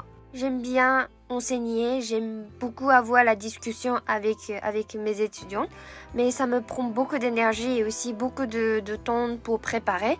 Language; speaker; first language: French; non-native, fluent; Japanese